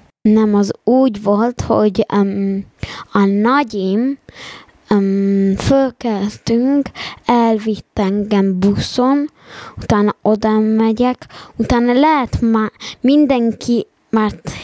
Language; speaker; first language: Hungarian; early bilingual, heritage; Hungarian